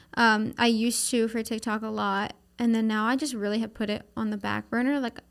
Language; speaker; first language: English; native; English